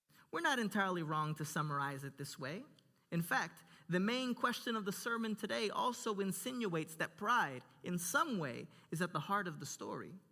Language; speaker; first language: English; early bilingual, other home language; Spanish